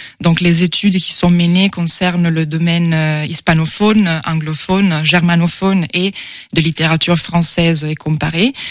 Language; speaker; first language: French; non-native, fluent; Italian